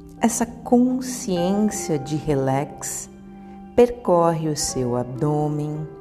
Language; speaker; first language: Portuguese; native; Portuguese